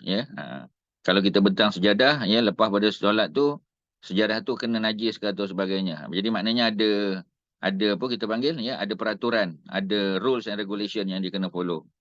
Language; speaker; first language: Malay; native; Malay